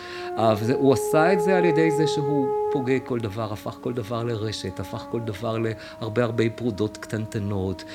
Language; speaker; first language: Hebrew; native; Hebrew